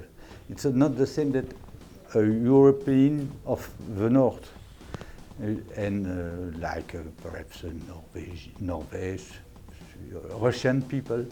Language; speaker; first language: English; non-native, learner; French